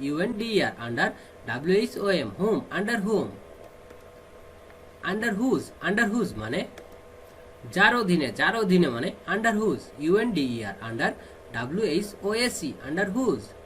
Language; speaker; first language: English; non-native, fluent; Bangla